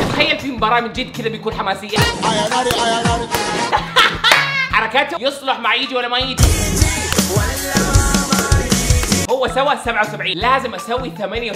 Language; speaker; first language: Arabic; native; Arabic